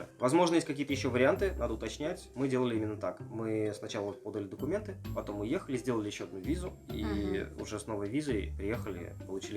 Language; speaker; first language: Russian; native; Russian